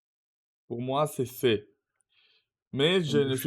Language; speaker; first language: French; non-native, learner; Russian